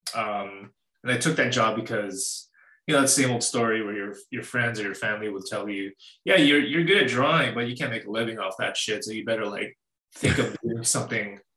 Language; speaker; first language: English; native; English